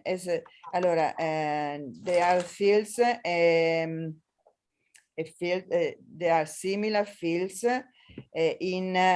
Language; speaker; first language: English; non-native, learner; Italian